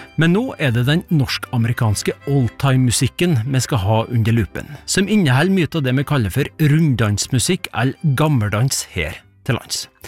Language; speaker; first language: Norwegian; native; Norwegian